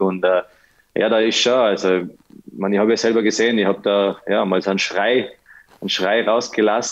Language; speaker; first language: German; native; German